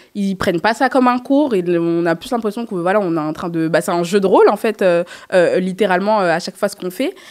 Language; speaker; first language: French; native; French